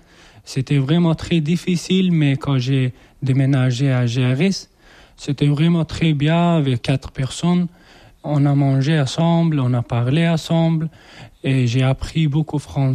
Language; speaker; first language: French; non-native, learner; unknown